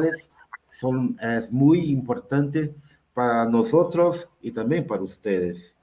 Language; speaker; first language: Spanish; non-native, learner; Portuguese